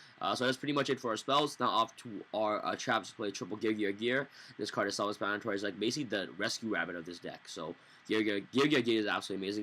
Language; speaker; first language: English; native; English